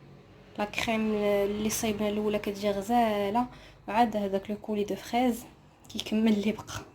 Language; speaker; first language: Arabic; native; Arabic